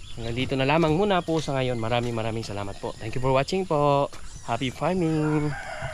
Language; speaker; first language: Filipino; non-native, local second language; Cebuano